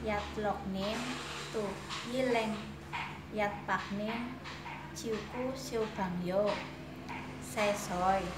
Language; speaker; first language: Cantonese; non-native, learner; Indonesian